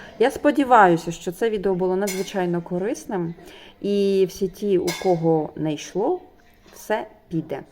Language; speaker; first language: Ukrainian; non-native, local second language; Russian